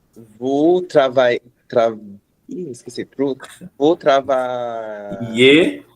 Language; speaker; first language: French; non-native, learner; Portuguese